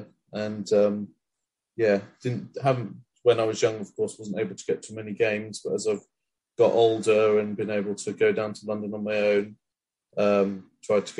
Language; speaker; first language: English; native; English